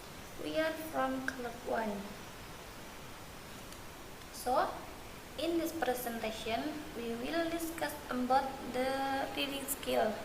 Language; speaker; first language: English; non-native, learner; Indonesian